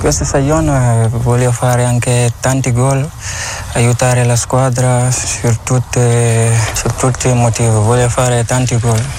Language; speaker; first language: Italian; non-native, learner; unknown